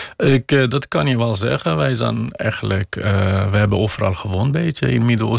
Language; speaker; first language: Dutch; non-native, fluent; Kurdish